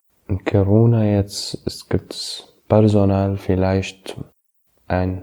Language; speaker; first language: German; non-native, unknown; Arabic